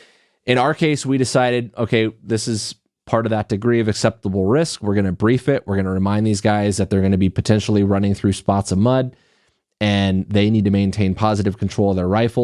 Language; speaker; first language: English; native; English